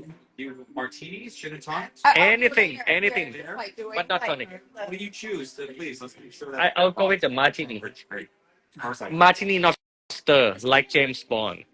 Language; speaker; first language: English; non-native, learner; Thai